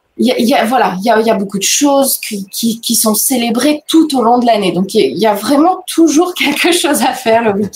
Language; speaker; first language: French; native; French